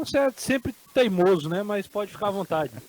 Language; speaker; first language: Portuguese; native; Portuguese